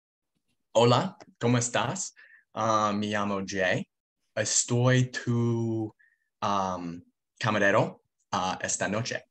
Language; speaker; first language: Spanish; non-native, learner; English